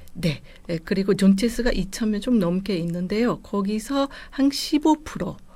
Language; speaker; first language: Korean; non-native, fluent; Japanese